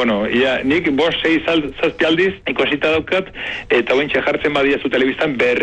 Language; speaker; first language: Basque; native; Basque